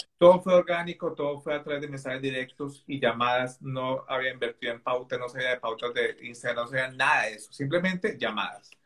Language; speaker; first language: Spanish; native; Spanish